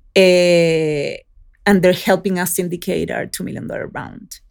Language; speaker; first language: English; early bilingual, other home language; Spanish